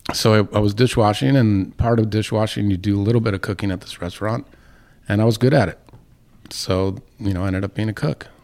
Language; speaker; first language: English; native; English